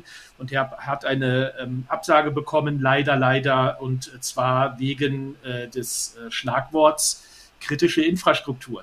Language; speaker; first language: German; native; German